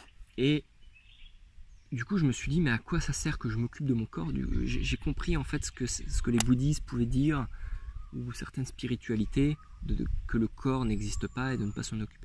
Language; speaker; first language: French; native; French